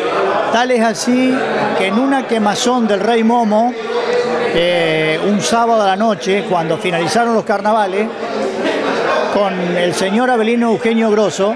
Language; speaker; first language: Spanish; native; Spanish